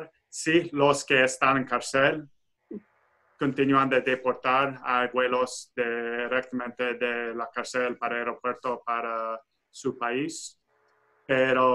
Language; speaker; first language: Spanish; non-native, fluent; English